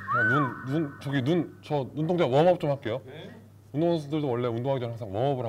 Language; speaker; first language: Korean; native; Korean